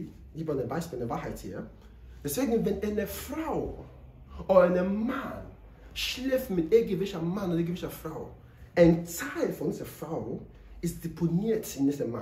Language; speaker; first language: German; non-native, learner; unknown